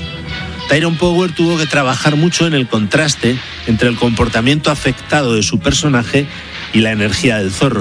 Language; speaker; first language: Spanish; native; Spanish